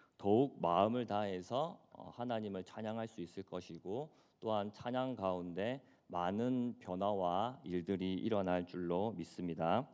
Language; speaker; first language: Korean; native; Korean